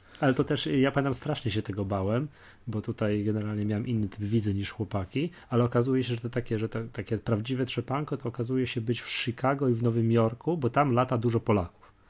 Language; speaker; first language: Polish; native; Polish